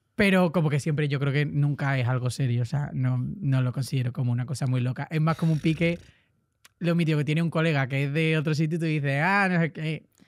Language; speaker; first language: Spanish; native; Spanish